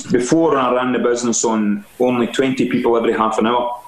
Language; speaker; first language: English; native; English